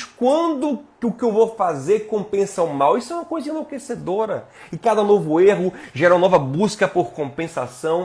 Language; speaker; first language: Portuguese; native; Portuguese